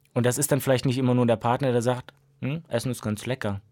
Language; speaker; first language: German; native; German